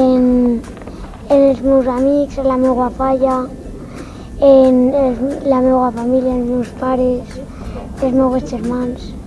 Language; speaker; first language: Catalan; non-native, local second language; Spanish